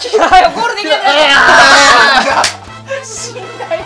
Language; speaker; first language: Japanese; native; Japanese